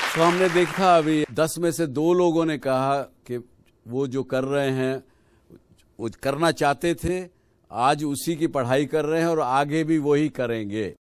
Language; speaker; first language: Hindi; native; Hindi